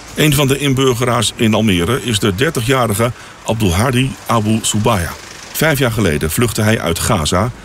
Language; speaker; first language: Dutch; native; Dutch